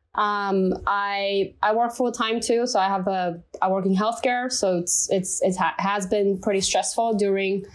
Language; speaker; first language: English; non-native, fluent; Chinese